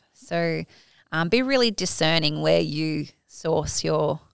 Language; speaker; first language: English; native; English